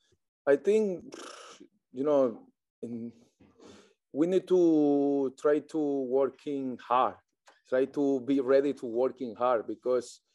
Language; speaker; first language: English; non-native, learner; Spanish